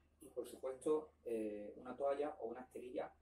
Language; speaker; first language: Spanish; native; Spanish